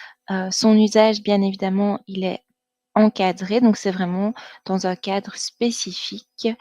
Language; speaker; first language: French; native; French